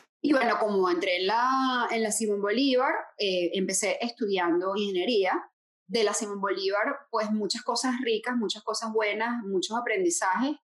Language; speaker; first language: Spanish; native; Spanish